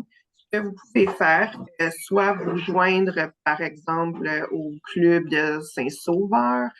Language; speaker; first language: French; native; French